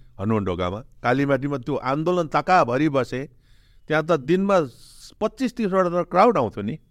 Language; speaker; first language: Nepali; native; Nepali